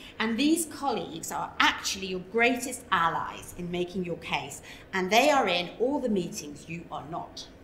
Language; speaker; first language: English; native; English